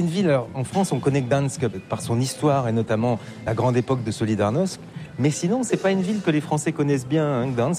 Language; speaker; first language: French; native; French